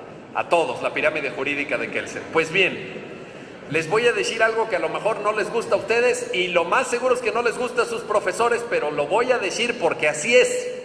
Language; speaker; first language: Spanish; native; Spanish